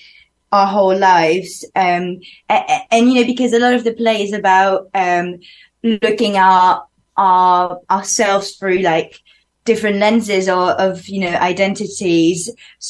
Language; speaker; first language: English; non-native, fluent; French